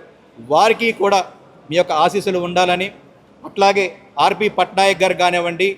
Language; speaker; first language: Telugu; native; Telugu